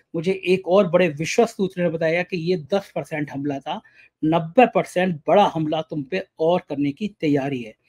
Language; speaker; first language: Hindi; native; Hindi